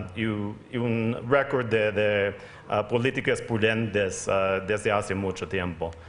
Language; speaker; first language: Spanish; non-native, fluent; English